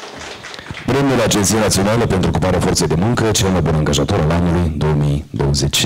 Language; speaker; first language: Romanian; native; Romanian